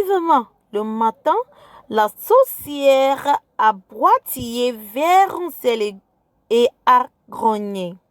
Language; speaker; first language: French; non-native, fluent; English